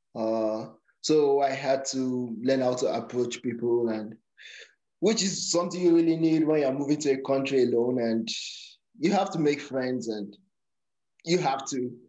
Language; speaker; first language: English; non-native, local second language; Yoruba